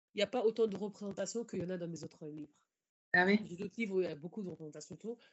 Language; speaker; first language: French; native; French